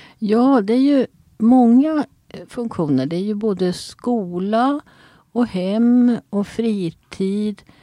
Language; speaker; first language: Swedish; native; Swedish